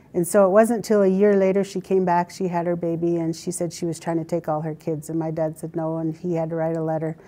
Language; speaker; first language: English; native; English